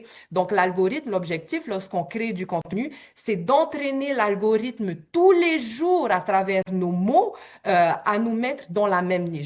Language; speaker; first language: French; native; French